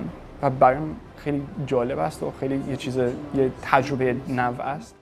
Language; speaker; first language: Persian; non-native, fluent; English